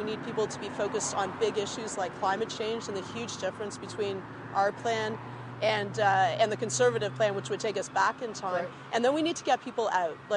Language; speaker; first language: English; native; English